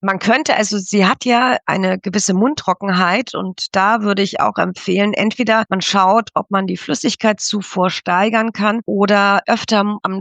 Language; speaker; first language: German; native; German